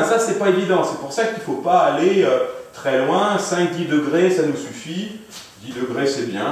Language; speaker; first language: French; native; French